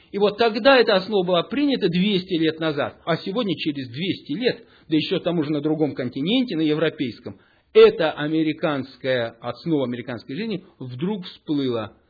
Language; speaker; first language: Russian; early bilingual, heritage; Russian